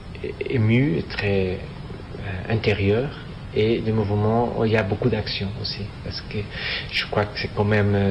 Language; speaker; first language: French; non-native, fluent; Portuguese